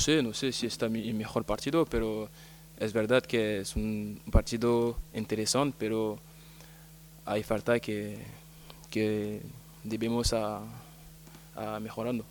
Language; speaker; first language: Spanish; non-native, learner; French